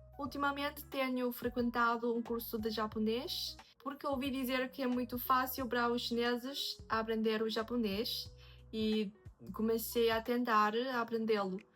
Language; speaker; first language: Portuguese; non-native, fluent; Chinese